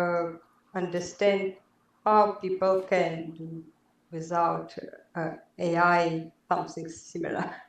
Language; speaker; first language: English; non-native, learner; Belarusian